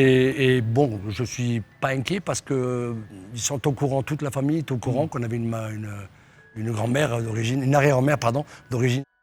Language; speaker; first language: French; native; French